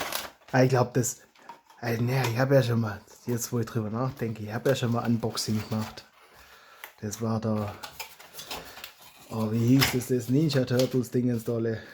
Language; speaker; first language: German; native; German